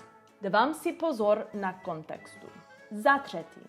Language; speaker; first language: Czech; non-native, learner; English